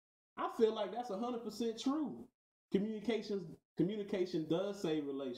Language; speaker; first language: English; native; English